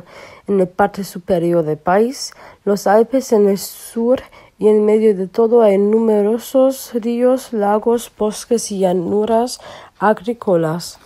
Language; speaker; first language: Spanish; non-native, learner; German